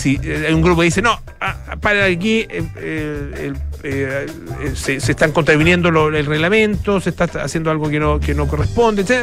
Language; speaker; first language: Spanish; native; Spanish